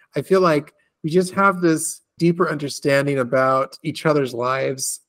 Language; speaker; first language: English; native; English